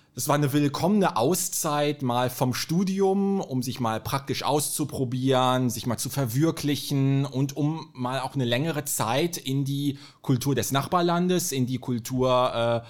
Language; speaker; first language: German; native; German